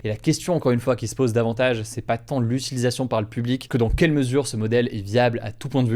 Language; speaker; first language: French; native; French